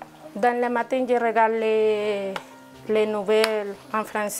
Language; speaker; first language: French; non-native, learner; Spanish